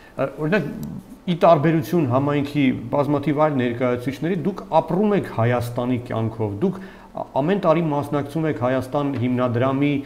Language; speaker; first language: Armenian; native; Armenian